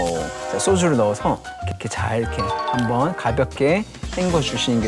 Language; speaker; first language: Korean; native; Korean